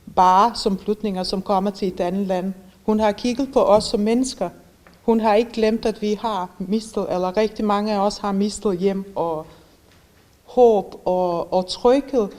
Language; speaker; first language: Danish; non-native, fluent; Bosnian